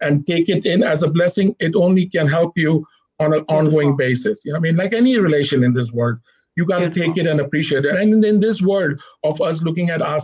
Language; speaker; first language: English; non-native, local second language; Hindi